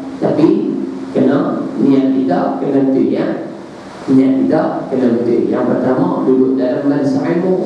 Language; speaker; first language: Malay; native; Malay